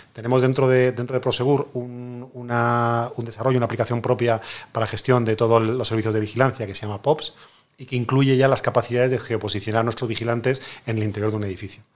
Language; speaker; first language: Spanish; native; Spanish